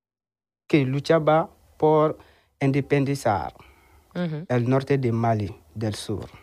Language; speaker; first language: Spanish; non-native, learner; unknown